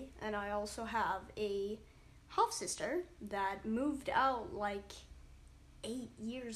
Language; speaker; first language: English; non-native, fluent; Swedish